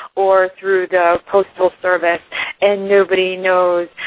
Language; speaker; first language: English; early bilingual, other home language; Icelandic